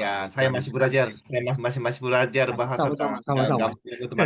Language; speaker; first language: Indonesian; non-native, learner; Japanese